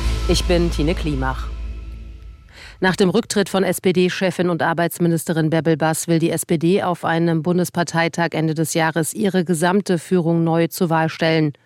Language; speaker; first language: German; native; German